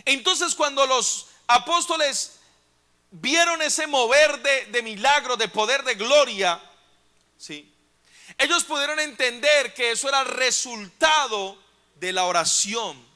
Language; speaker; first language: Spanish; native; Spanish